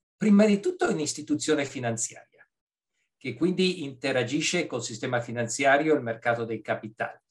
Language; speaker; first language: Italian; native; Italian